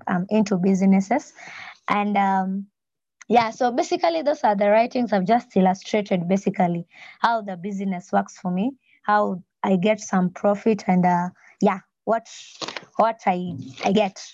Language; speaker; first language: English; non-native, local second language; Luo (Kenya and Tanzania)